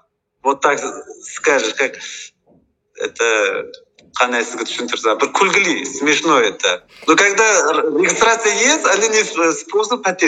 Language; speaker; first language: Russian; non-native, learner; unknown